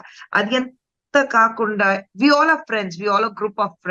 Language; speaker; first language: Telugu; non-native, fluent; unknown